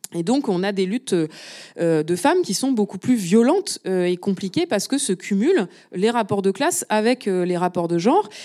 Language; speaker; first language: French; native; French